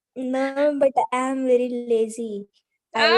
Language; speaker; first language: English; non-native, learner; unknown